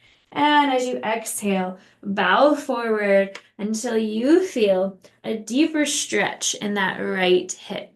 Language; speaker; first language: English; native; English